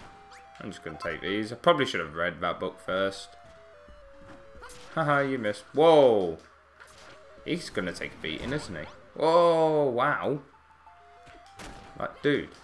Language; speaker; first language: English; native; English